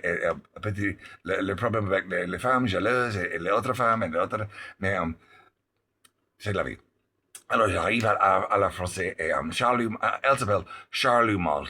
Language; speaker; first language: French; non-native, learner; English